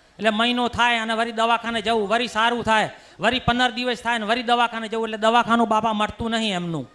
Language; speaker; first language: Gujarati; early bilingual, heritage; Gujarati